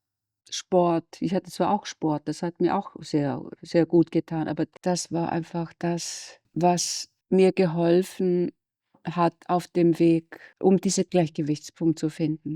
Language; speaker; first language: German; non-native, fluent; Icelandic